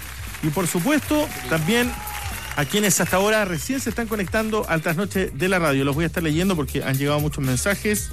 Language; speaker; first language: Spanish; native; Spanish